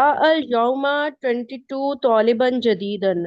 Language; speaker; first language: Arabic; non-native, learner; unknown